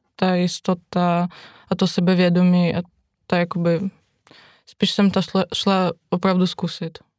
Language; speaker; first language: Czech; non-native, fluent; Ukrainian